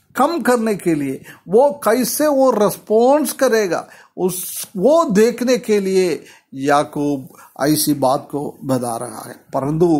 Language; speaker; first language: Hindi; non-native, local second language; Malayalam